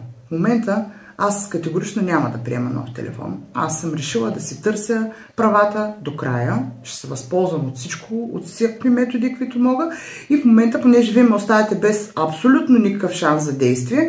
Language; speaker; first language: Bulgarian; native; Bulgarian